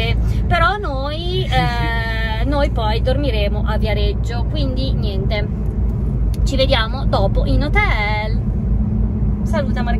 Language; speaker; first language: Italian; native; Italian